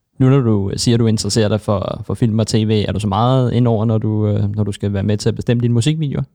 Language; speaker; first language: Danish; native; Danish